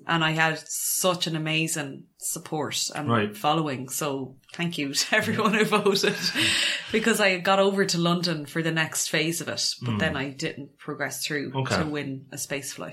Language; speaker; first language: English; native; English